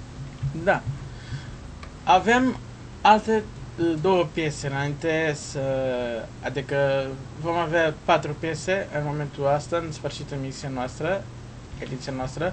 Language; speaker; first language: Romanian; non-native, learner; Portuguese